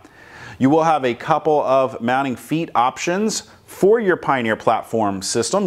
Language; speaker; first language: English; native; English